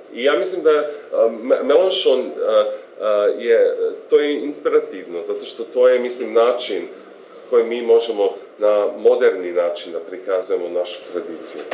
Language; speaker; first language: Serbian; non-native, fluent; English